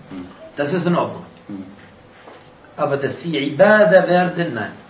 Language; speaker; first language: German; non-native, fluent; Arabic